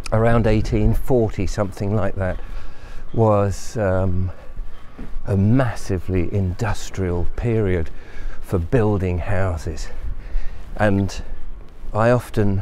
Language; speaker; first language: English; native; English